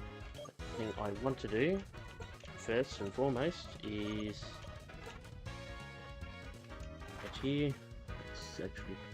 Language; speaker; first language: English; native; English